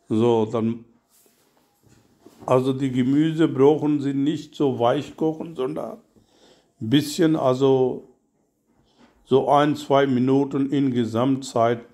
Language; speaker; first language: German; non-native, learner; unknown